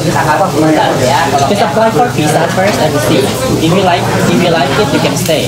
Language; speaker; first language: English; non-native, fluent; Indonesian